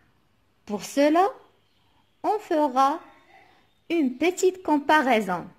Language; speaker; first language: French; non-native, local second language; Arabic